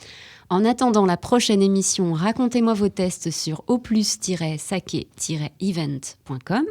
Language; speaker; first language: French; native; French